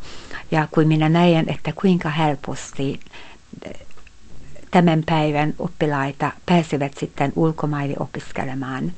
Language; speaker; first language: Finnish; non-native, fluent; Hungarian